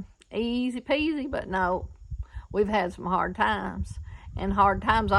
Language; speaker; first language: English; native; English